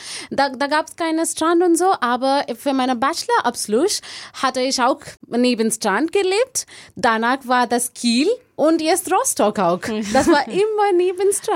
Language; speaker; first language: German; non-native, fluent; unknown